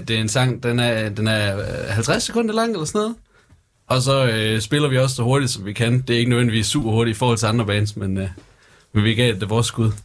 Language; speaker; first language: Danish; native; Danish